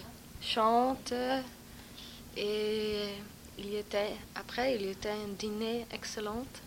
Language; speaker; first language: French; non-native, learner; Dutch